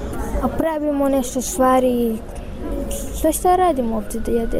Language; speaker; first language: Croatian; non-native, learner; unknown